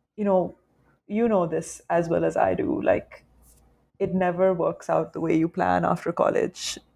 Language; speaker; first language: English; non-native, local second language; Urdu